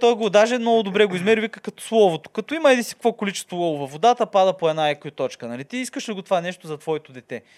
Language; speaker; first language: Bulgarian; native; Bulgarian